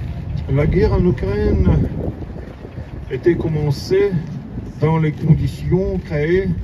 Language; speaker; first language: French; non-native, learner; Russian